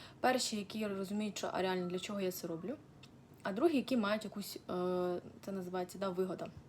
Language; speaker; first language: Ukrainian; non-native, local second language; Russian